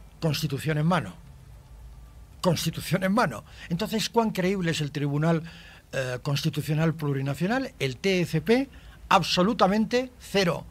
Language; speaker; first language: Spanish; native; Spanish